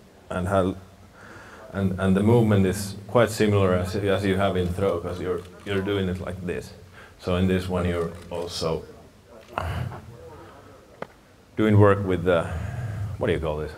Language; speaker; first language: English; non-native, fluent; Finnish